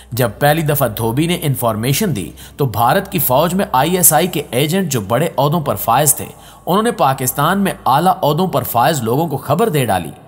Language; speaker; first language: Urdu; native; Urdu